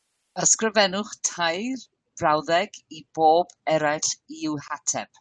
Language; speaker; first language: Welsh; non-native, learner; English